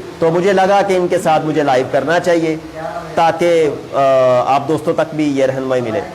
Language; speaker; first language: Urdu; non-native, local second language; Punjabi